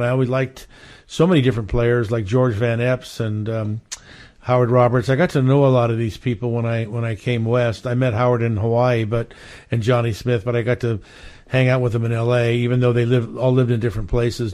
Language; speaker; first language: English; native; English